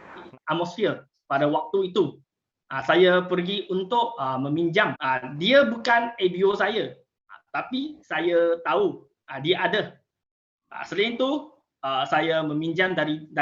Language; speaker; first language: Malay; non-native, local second language; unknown